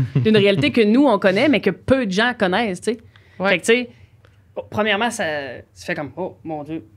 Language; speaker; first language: French; native; French